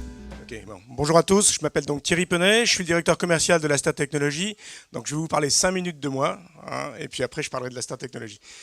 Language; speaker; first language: French; native; French